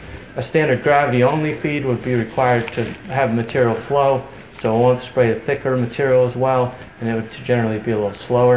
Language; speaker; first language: English; native; English